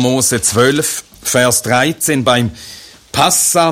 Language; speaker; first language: German; native; German